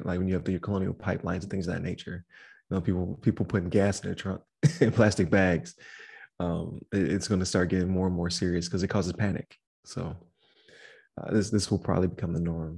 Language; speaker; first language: English; native; English